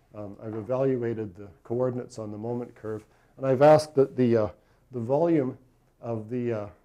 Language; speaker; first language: English; native; English